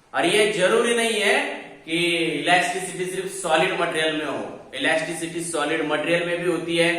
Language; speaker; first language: Hindi; non-native, local second language; Marathi